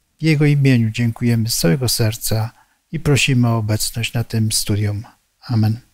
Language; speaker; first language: Polish; native; Polish